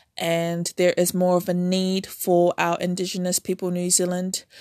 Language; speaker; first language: English; native; English